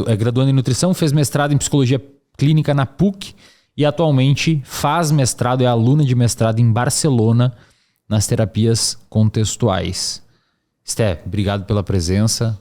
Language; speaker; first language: Portuguese; native; Portuguese